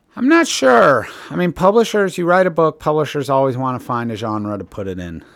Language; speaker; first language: English; native; English